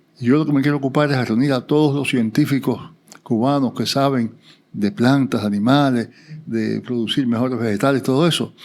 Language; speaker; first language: Spanish; native; Spanish